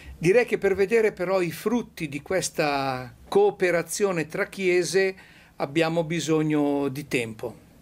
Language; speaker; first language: Italian; native; Italian